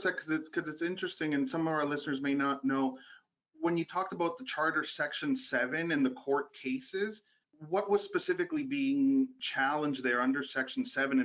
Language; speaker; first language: English; native; English